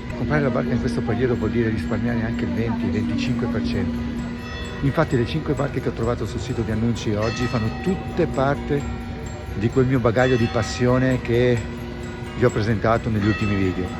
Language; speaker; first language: Italian; native; Italian